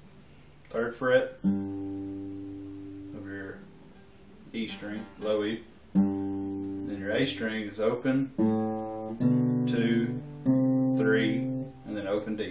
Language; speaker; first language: English; native; English